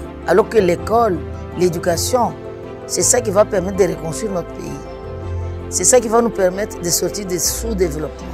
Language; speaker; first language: French; non-native, local second language; Swahili